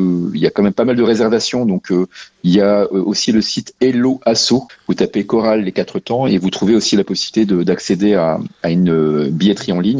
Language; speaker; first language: French; native; French